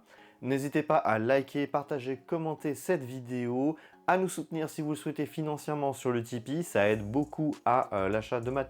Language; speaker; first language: French; native; French